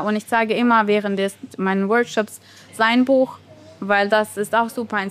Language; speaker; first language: German; non-native, fluent; Bosnian